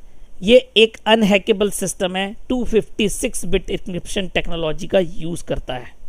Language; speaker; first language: Hindi; native; Hindi